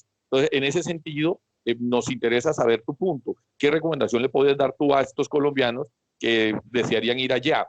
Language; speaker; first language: Spanish; native; Spanish